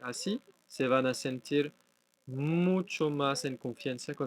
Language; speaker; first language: Spanish; non-native, fluent; French